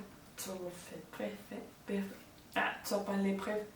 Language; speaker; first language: French; non-native, learner; Portuguese